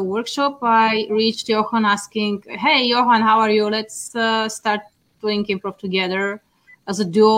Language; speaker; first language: English; non-native, fluent; Bulgarian